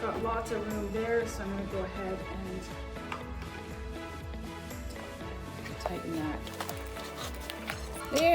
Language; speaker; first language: English; native; English